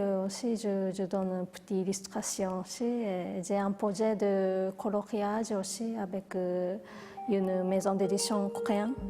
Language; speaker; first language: French; non-native, fluent; Japanese